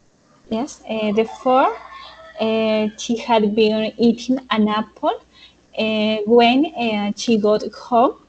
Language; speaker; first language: English; non-native, learner; Spanish